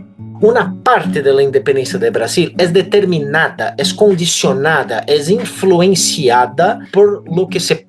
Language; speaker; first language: Spanish; non-native, fluent; Portuguese